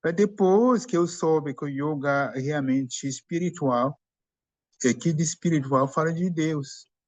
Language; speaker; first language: Portuguese; non-native, fluent; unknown